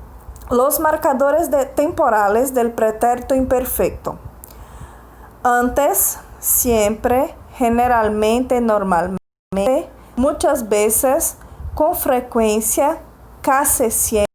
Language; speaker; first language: Spanish; non-native, fluent; Portuguese